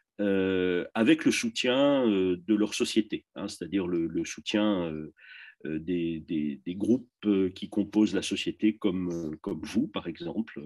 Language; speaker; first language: French; native; French